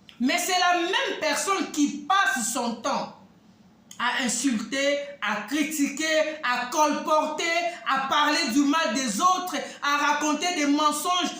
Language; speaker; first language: French; non-native, local second language; Lingala